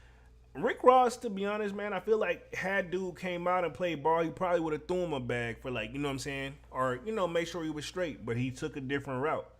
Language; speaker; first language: English; native; English